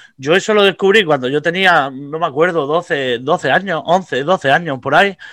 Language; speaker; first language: Spanish; native; Spanish